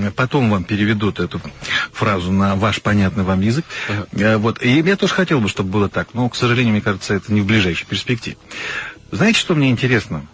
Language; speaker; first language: Russian; native; Russian